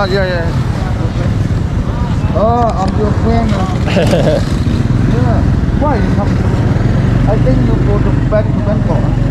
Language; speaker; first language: English; non-native, learner; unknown